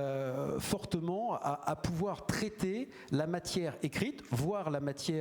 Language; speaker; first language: French; native; French